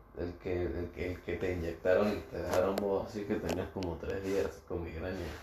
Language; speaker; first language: Spanish; native; Spanish